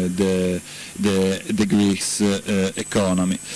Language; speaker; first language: English; non-native, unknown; Italian